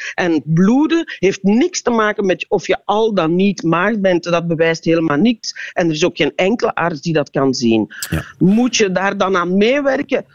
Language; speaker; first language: Dutch; native; Dutch